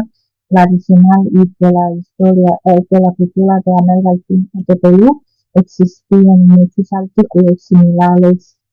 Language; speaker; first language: Spanish; non-native, fluent; Chinese